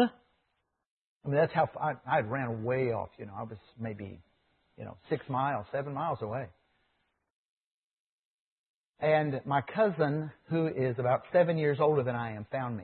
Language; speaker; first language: English; native; English